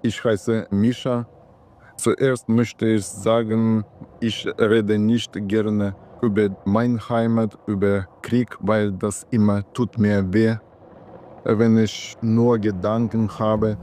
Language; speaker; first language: German; non-native, learner; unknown